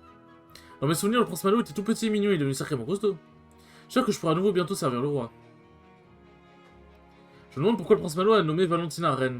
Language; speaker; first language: French; native; French